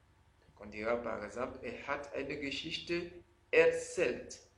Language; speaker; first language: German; non-native, fluent; French